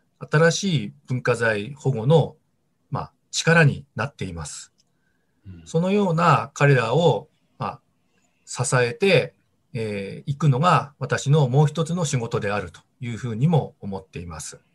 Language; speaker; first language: Japanese; native; Japanese